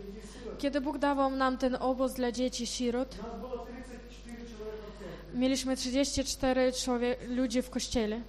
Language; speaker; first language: Polish; non-native, fluent; Ukrainian